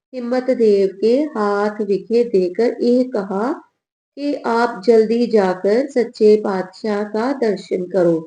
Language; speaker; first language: Hindi; non-native, local second language; Punjabi